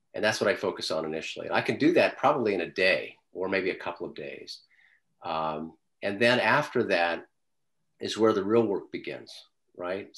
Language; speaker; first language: English; native; English